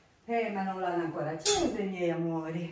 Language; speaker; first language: Italian; native; Italian